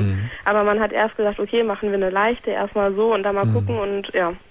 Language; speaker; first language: German; native; German